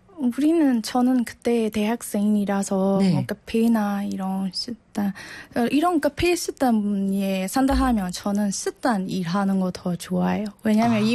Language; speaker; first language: Korean; non-native, learner; Burmese